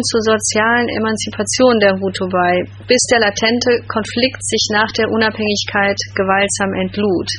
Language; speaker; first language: German; native; German